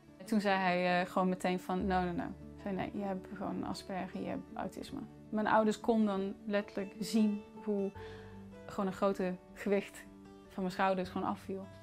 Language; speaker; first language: Dutch; non-native, fluent; English